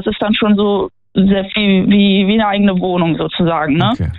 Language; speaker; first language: German; native; German